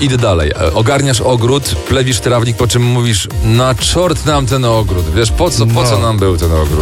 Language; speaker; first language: Polish; native; Polish